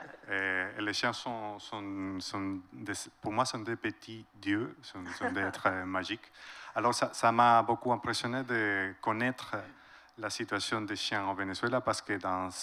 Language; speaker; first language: French; non-native, fluent; Spanish